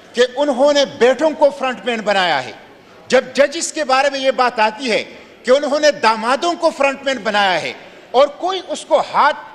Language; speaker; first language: Urdu; non-native, local second language; Pashto